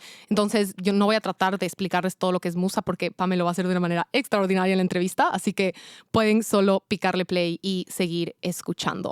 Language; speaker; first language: Spanish; native; Spanish